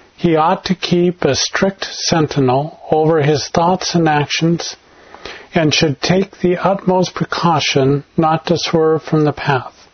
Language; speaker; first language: English; native; English